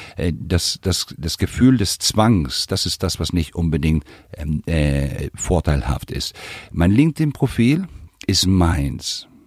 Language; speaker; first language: German; non-native, fluent; Spanish